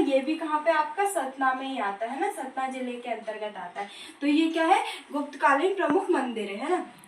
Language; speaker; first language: Hindi; native; Hindi